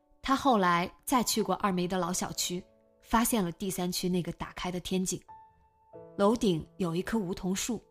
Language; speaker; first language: Chinese; native; Chinese